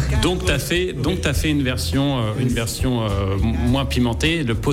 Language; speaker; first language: French; native; French